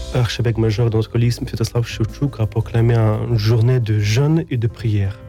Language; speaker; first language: French; non-native, fluent; Ukrainian